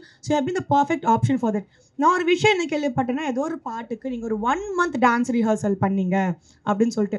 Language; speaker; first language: Tamil; native; Tamil